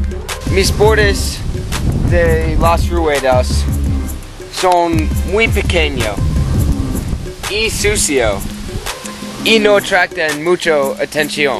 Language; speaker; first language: Spanish; non-native, learner; English